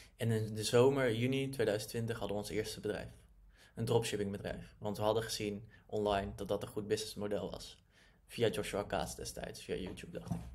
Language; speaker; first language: Dutch; native; Dutch